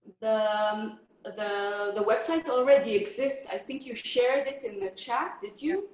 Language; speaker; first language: English; non-native, fluent; Hebrew